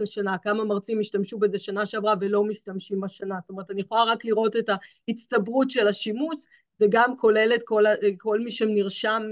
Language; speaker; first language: Hebrew; native; Hebrew